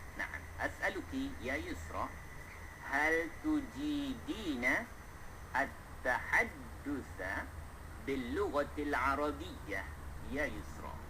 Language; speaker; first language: Arabic; non-native, fluent; Malay